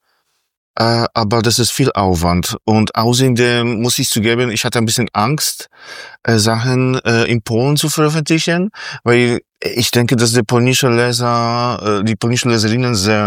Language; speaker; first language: German; non-native, fluent; Polish